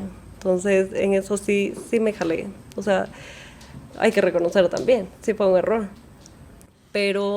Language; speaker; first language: Spanish; native; Spanish